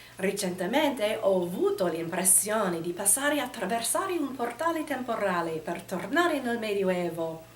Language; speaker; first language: Italian; non-native, fluent; English